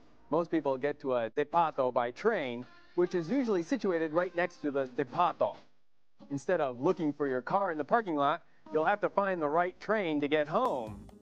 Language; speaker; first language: English; native; English